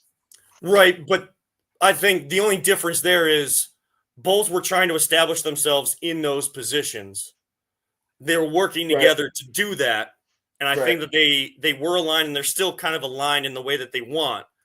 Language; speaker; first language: English; native; English